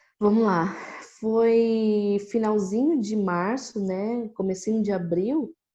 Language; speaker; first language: Portuguese; native; Portuguese